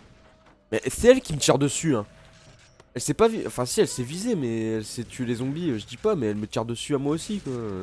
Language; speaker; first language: French; native; French